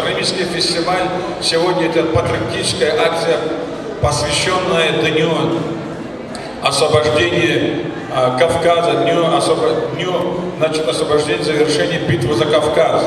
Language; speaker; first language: Russian; native; Russian